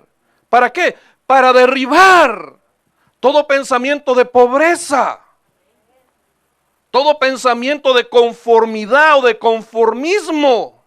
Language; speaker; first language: Spanish; native; Spanish